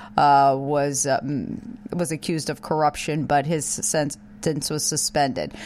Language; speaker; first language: English; native; English